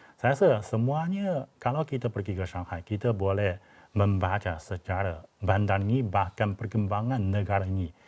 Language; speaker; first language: Malay; non-native, fluent; Chinese